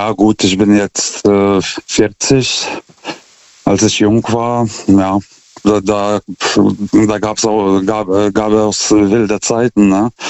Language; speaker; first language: German; non-native, fluent; Lithuanian